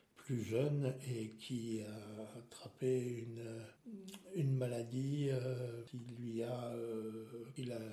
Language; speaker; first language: French; non-native, local second language; Swiss German